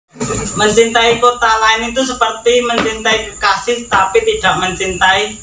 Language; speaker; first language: Indonesian; non-native, local second language; Javanese